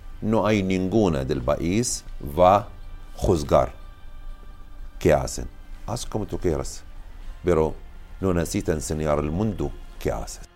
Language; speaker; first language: Spanish; non-native, learner; Arabic